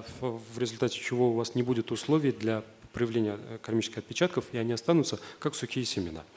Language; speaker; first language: Russian; native; Russian